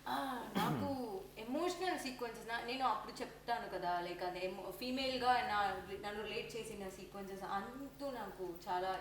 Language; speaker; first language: Telugu; non-native, learner; Tamil